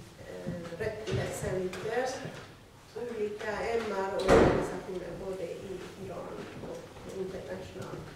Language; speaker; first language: Swedish; non-native, fluent; Persian